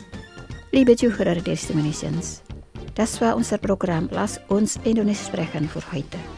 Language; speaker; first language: German; non-native, fluent; Indonesian